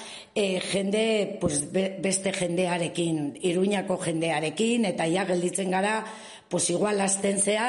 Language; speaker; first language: Basque; non-native, local second language; Spanish